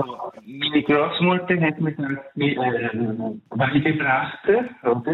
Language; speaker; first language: German; early bilingual, heritage; Italian